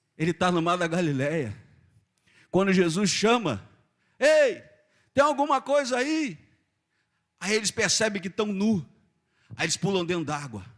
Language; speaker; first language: Portuguese; native; Portuguese